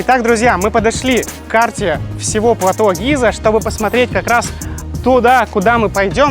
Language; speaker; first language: Russian; native; Russian